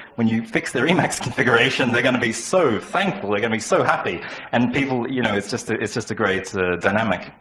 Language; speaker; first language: English; native; English